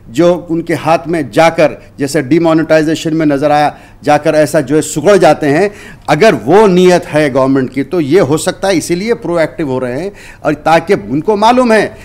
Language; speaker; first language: Urdu; native; Urdu